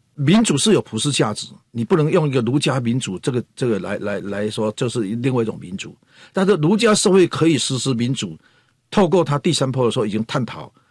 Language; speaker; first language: Chinese; native; Chinese